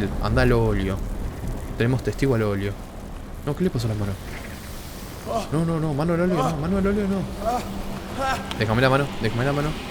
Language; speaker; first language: Spanish; native; Spanish